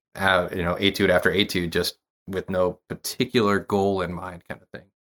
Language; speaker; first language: English; native; English